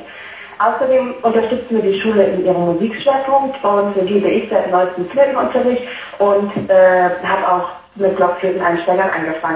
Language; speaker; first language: German; native; German